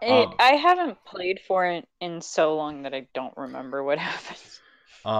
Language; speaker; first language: English; native; English